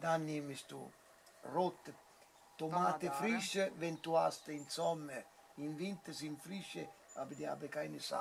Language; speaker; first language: German; non-native, learner; Italian